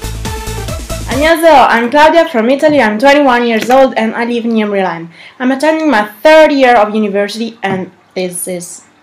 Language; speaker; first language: English; non-native, learner; Italian